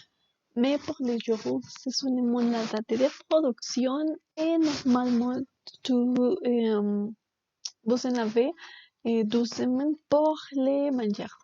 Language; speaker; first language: French; non-native, learner; Spanish